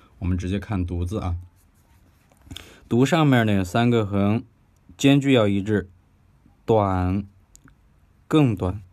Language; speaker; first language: Chinese; native; Chinese